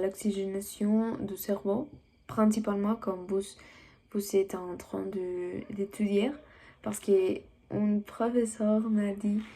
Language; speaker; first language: French; non-native, learner; Spanish